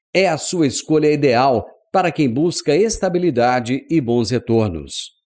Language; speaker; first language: Portuguese; native; Portuguese